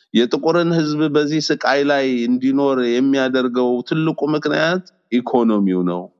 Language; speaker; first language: Amharic; native; Amharic